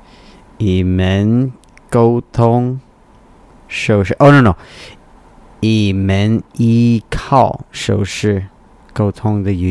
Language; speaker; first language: Chinese; non-native, learner; English